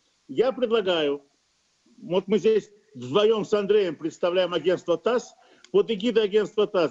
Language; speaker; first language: Russian; native; Russian